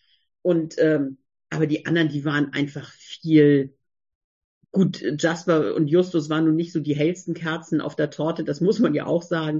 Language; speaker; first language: German; native; German